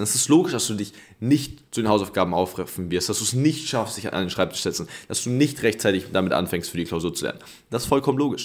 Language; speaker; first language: German; native; German